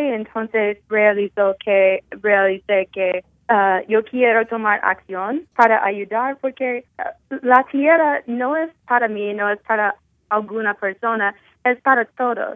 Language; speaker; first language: Spanish; non-native, learner; English